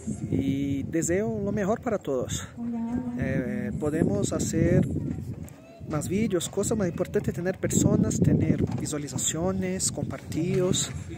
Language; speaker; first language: Spanish; non-native, learner; Portuguese